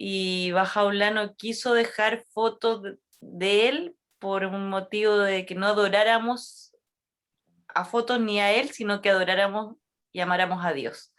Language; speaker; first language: Spanish; native; Spanish